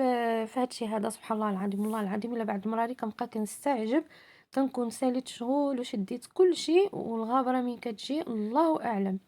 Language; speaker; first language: Arabic; native; Arabic